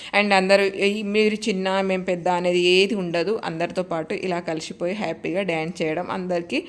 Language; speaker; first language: Telugu; non-native, local second language; Lambadi